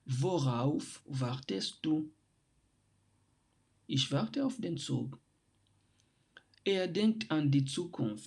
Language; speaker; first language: German; non-native, fluent; French